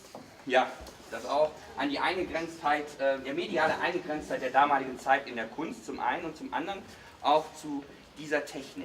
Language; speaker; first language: German; native; German